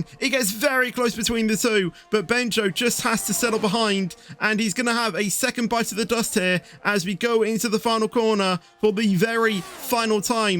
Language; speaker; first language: English; native; English